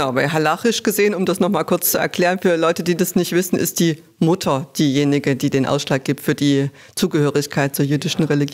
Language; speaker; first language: German; native; German